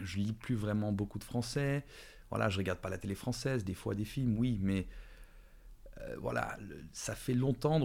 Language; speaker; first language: French; early bilingual, other home language; Dutch